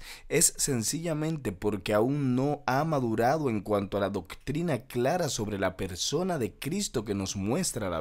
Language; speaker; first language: Spanish; native; Spanish